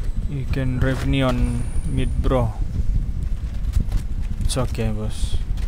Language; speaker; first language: English; non-native, local second language; Malay